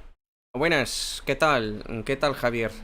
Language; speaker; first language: Spanish; non-native, fluent; English